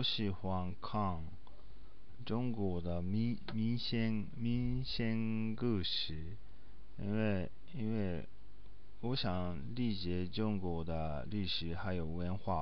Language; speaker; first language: Chinese; non-native, learner; Japanese